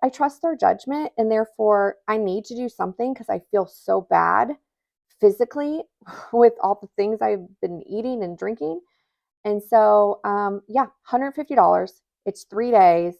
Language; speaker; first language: English; native; English